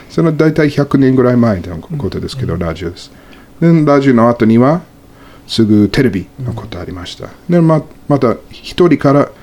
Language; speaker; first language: Japanese; non-native, fluent; English